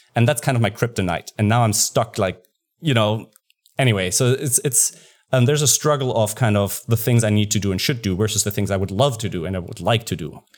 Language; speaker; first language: English; non-native, fluent; German